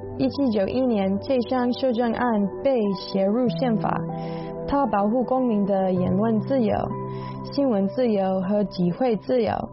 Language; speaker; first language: Chinese; non-native, fluent; English